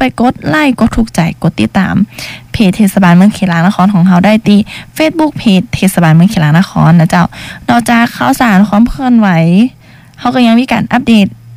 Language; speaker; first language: Thai; non-native, local second language; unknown